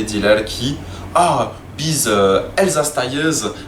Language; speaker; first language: Turkish; non-native, learner; French